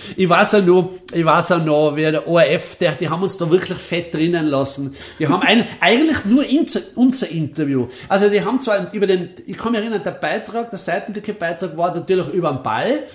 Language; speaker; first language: German; native; German